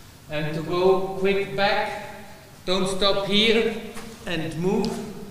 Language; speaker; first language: English; non-native, learner; German